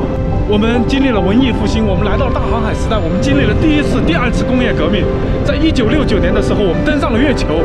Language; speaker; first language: Chinese; native; Chinese